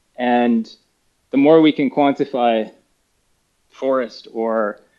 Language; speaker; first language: English; native; English